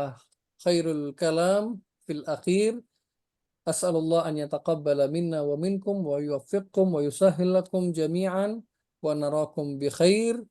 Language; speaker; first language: Arabic; non-native, fluent; Indonesian